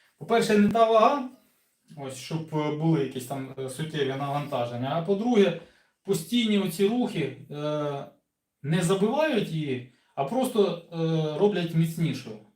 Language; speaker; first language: Ukrainian; non-native, local second language; Russian